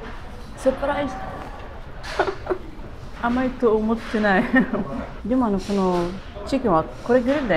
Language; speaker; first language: Japanese; non-native, learner; Arabic